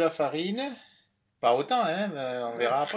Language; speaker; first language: French; native; French